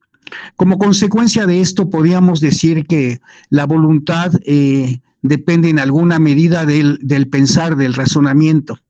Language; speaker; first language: Spanish; native; Spanish